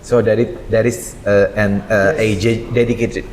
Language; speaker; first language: English; non-native, fluent; Indonesian